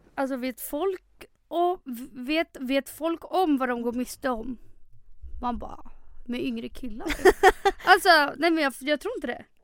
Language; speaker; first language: Swedish; early bilingual, other home language; Spanish